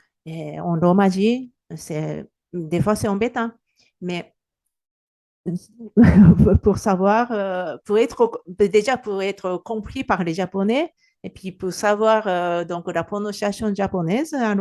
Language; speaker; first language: French; non-native, fluent; Japanese